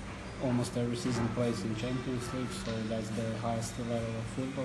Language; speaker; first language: English; non-native, learner; Croatian